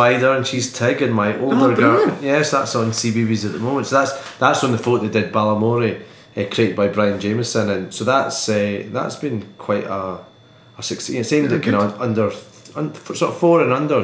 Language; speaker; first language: English; native; English